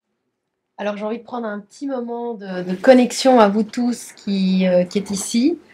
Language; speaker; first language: French; native; French